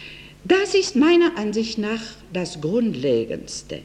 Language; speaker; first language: German; non-native, fluent; French